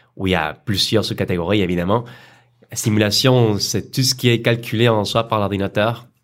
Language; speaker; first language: French; non-native, fluent; Spanish